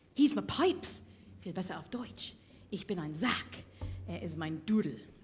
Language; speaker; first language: German; non-native, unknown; English